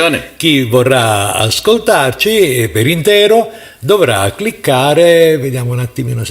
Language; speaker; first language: Italian; native; Italian